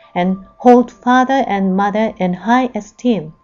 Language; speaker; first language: English; non-native, fluent; Japanese